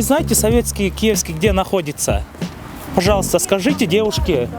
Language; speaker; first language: Russian; non-native, local second language; Kyrgyz